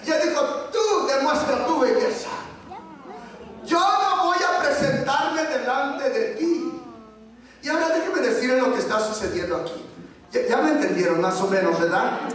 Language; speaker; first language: Spanish; early bilingual, heritage; Spanish